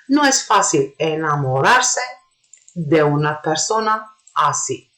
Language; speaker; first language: Spanish; non-native, fluent; Turkish